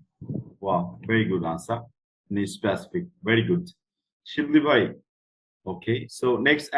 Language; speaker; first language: English; non-native, fluent; Bangla